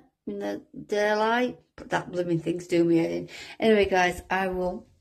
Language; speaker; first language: English; native; English